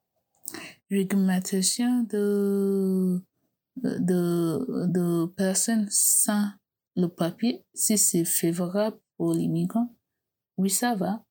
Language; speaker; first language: French; non-native, learner; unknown